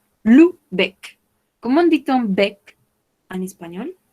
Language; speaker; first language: French; non-native, fluent; Spanish